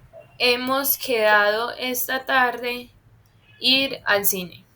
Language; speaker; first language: Spanish; non-native, fluent; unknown